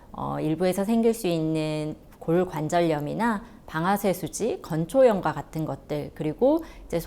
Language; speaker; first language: Korean; native; Korean